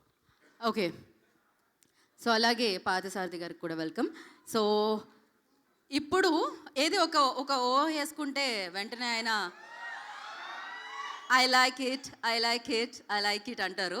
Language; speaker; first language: Telugu; native; Telugu